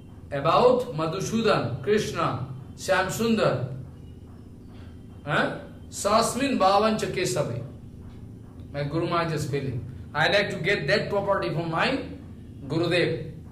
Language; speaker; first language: English; non-native, local second language; Bangla